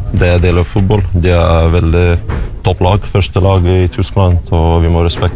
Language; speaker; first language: Norwegian; non-native, learner; Russian